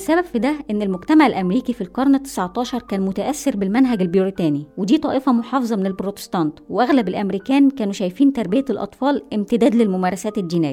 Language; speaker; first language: Arabic; native; Arabic